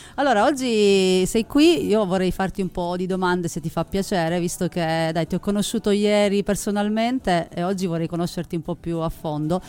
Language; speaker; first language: Italian; native; Italian